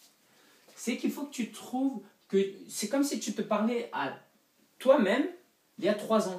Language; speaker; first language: French; native; French